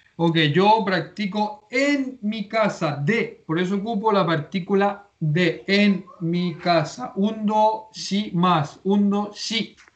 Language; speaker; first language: Spanish; native; Spanish